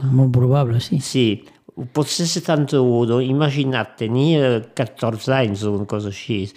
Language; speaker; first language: Catalan; non-native, local second language; French